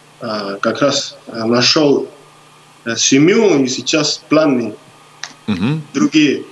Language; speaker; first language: Russian; non-native, learner; Spanish